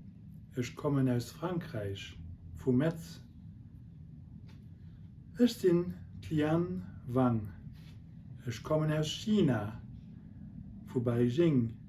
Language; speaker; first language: German; non-native, local second language; Luxembourgish